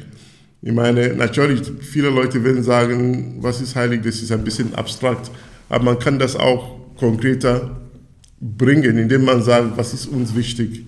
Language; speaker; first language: German; non-native, fluent; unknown